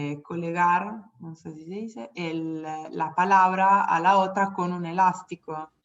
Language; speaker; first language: Spanish; non-native, fluent; Italian